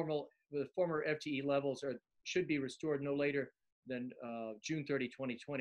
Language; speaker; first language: English; native; English